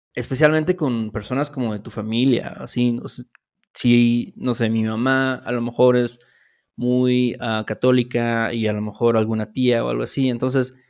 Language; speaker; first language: Spanish; native; Spanish